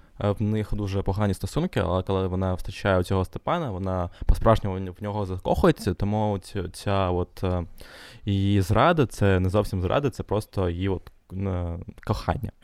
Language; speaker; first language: Ukrainian; non-native, local second language; Russian